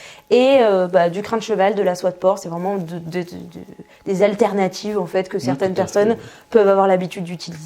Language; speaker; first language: French; native; French